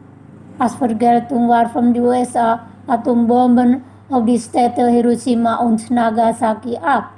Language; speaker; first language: German; non-native, fluent; Indonesian